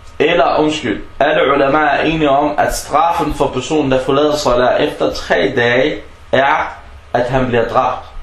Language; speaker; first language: Danish; non-native, fluent; Arabic